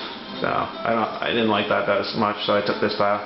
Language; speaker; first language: English; native; English